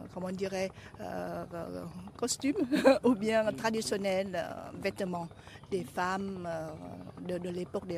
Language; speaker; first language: French; non-native, fluent; Vietnamese